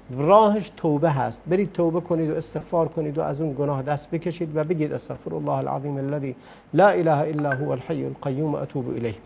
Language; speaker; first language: Persian; native; Persian